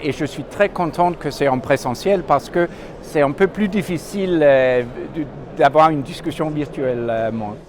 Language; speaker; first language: French; non-native, fluent; Danish